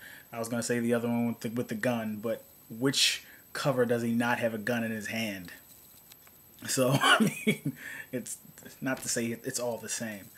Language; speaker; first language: English; native; English